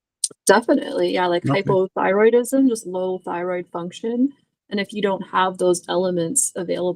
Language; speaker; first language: English; native; English